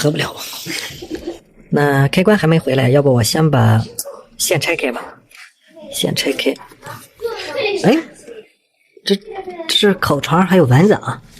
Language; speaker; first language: Chinese; native; Chinese